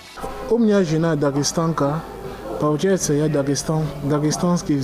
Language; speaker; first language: Russian; non-native, learner; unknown